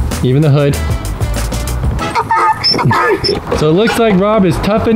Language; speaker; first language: English; native; English